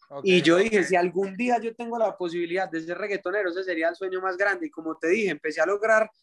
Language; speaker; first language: Spanish; native; Spanish